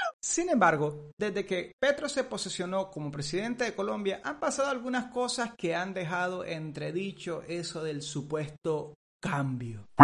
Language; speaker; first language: Spanish; native; Spanish